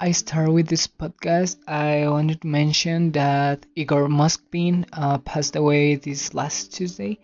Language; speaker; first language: English; non-native, fluent; Spanish